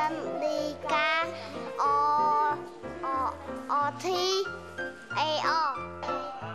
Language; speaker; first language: Korean; non-native, learner; Khmer